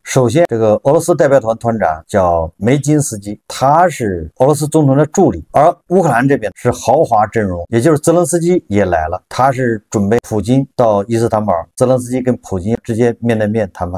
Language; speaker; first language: Chinese; native; Chinese